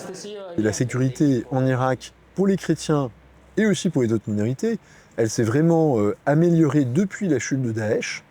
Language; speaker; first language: French; native; French